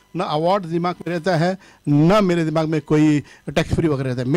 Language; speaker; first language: Hindi; native; Hindi